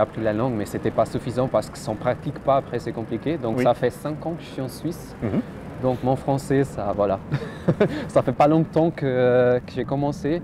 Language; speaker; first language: French; non-native, fluent; Portuguese